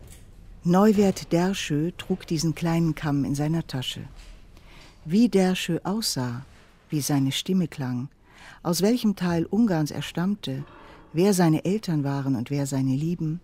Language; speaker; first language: German; native; German